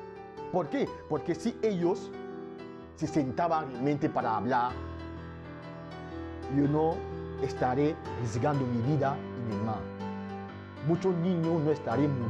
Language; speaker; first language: Spanish; non-native, fluent; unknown